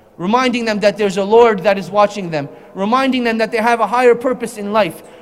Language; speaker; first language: English; native; English